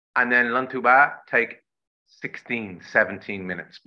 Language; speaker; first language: Vietnamese; non-native, learner; English